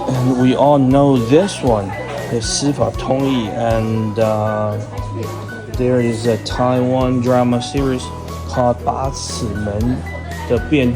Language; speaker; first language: English; non-native, fluent; Chinese